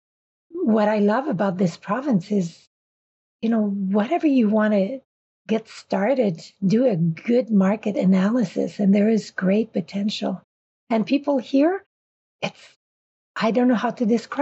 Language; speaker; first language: English; non-native, fluent; French